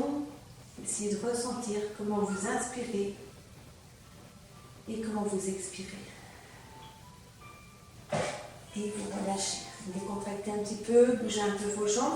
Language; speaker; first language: French; native; French